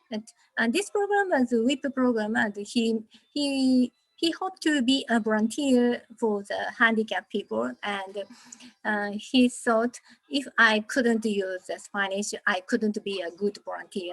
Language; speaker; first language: English; non-native, learner; Japanese